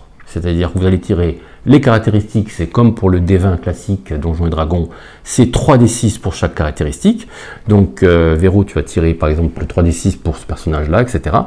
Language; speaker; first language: French; native; French